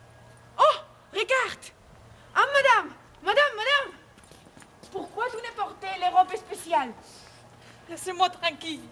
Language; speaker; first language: French; non-native, learner; Spanish